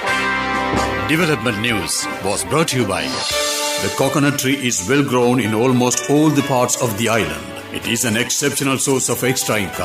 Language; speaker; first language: English; non-native, local second language; Sinhala